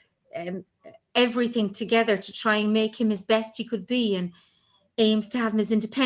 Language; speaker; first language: English; native; English